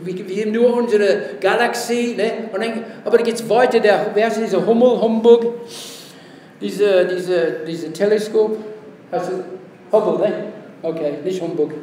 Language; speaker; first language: German; non-native, fluent; English